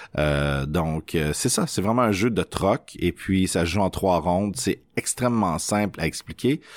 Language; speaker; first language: French; native; French